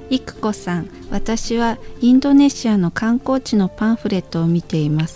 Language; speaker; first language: Japanese; non-native, fluent; Indonesian